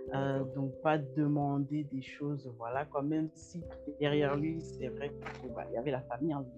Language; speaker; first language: French; native; French